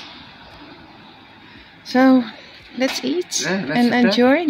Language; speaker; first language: English; non-native, fluent; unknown